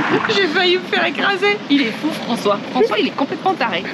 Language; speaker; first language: French; native; French